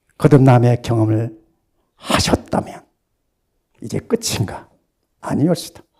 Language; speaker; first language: Korean; native; Korean